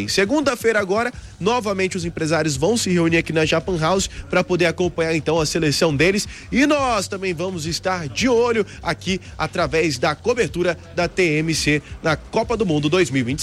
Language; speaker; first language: Portuguese; native; Portuguese